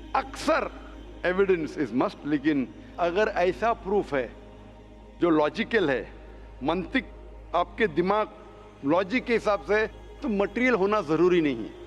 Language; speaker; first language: Hindi; non-native, local second language; Konkani